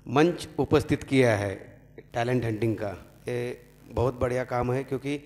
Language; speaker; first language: Hindi; non-native, local second language; Marathi